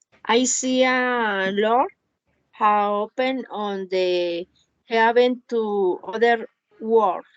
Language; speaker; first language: English; non-native, learner; Spanish